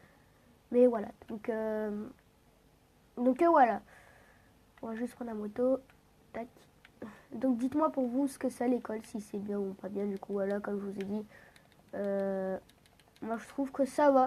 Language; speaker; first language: French; native; French